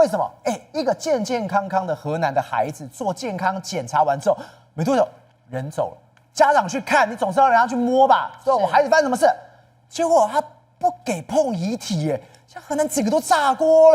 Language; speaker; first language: Chinese; native; Chinese